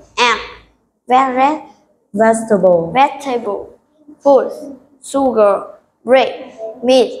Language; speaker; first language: English; non-native, learner; Vietnamese